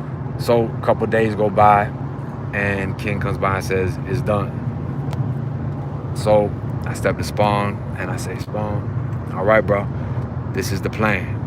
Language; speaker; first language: English; native; English